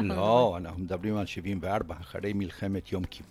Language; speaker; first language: Hebrew; non-native, fluent; Romanian